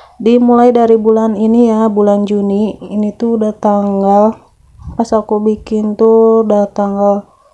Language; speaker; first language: Indonesian; non-native, local second language; Sundanese